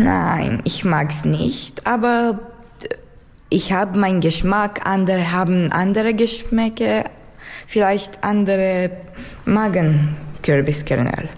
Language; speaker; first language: German; non-native, learner; Romanian